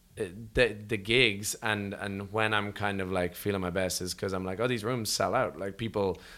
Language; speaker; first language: English; native; English